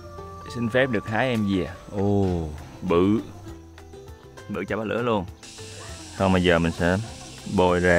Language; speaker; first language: Vietnamese; native; Vietnamese